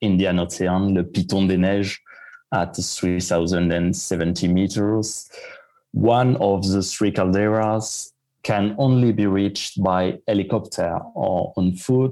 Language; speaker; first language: English; non-native, fluent; French